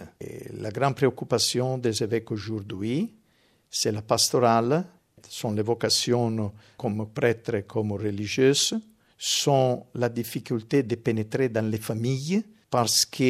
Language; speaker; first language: French; non-native, fluent; Italian